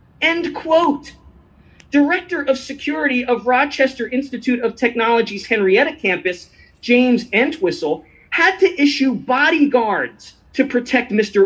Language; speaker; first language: English; native; English